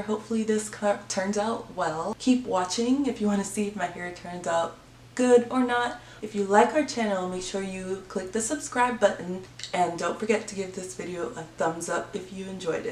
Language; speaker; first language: English; native; English